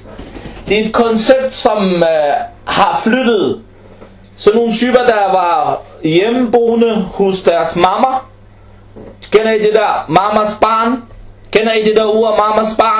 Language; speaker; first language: Danish; non-native, fluent; Arabic